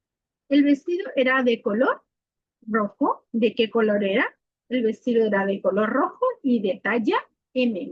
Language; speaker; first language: Spanish; non-native, learner; Bangla